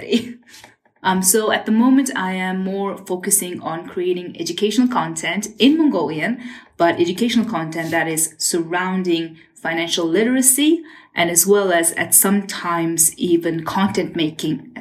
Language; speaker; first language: English; non-native, fluent; Mongolian